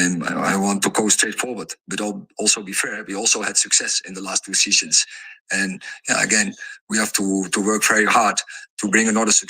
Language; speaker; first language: English; non-native, fluent; Dutch